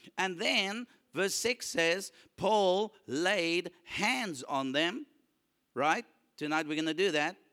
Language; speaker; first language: English; non-native, local second language; Afrikaans